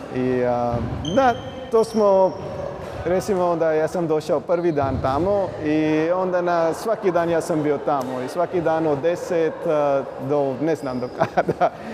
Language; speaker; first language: Croatian; non-native, learner; Punjabi